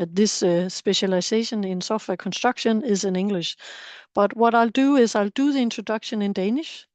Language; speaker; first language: English; non-native, fluent; Danish